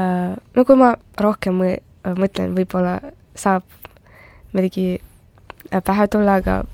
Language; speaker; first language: Estonian; non-native, local second language; Russian